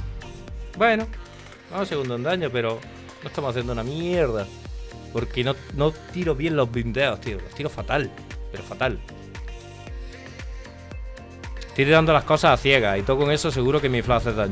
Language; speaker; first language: Spanish; native; Spanish